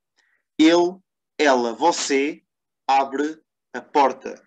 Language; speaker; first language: Portuguese; non-native, fluent; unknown